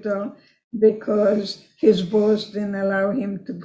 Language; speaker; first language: English; non-native, fluent; Hungarian